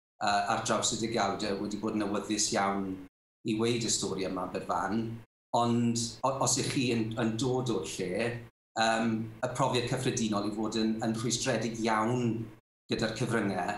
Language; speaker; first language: Welsh; native; Welsh